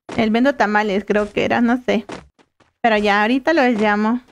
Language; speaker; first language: Spanish; native; Spanish